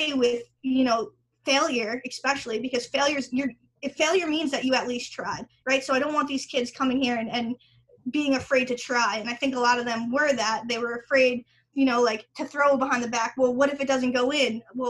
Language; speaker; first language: English; native; English